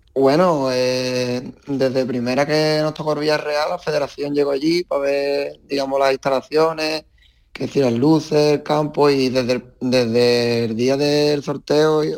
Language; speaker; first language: Spanish; native; Spanish